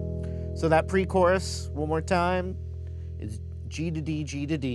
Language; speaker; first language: English; native; English